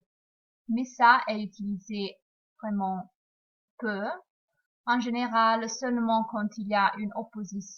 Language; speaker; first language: French; non-native, fluent; Italian